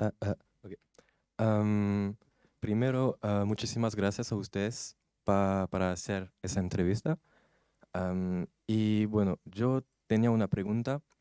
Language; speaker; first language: Spanish; non-native, learner; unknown